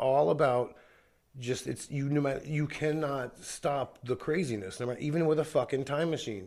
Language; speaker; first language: English; native; English